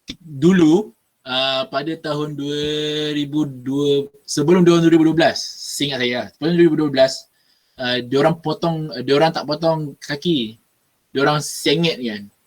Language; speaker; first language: Malay; native; Malay